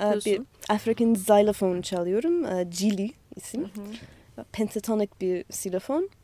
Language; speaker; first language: Turkish; non-native, learner; English